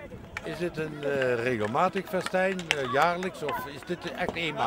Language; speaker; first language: Dutch; native; Dutch